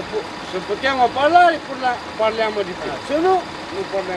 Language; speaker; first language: Italian; non-native, learner; Romanian